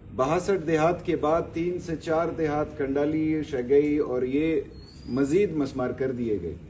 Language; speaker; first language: Urdu; non-native, local second language; Pashto